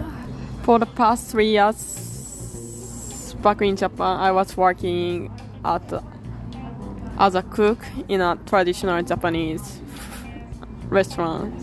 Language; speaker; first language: English; non-native, learner; Japanese